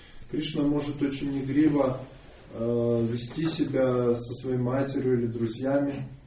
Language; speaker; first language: Russian; native; Russian